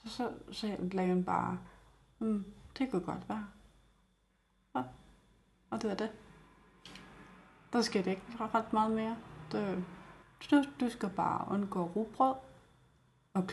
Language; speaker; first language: Danish; non-native, local second language; Kalaallisut